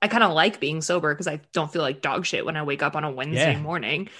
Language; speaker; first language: English; early bilingual, other home language; Russian